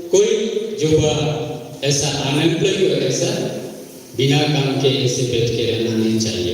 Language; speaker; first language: Hindi; non-native, local second language; Kok Borok